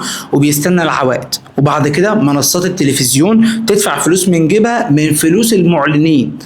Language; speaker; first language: Arabic; native; Arabic